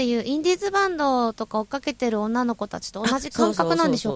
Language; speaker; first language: Japanese; native; Japanese